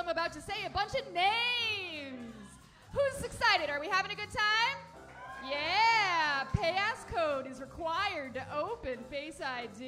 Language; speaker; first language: English; native; English